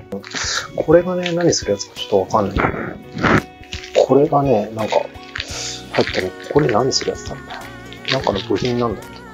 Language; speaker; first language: Japanese; native; Japanese